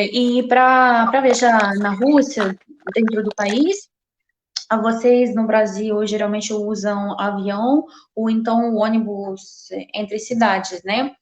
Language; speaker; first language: Portuguese; non-native, fluent; Russian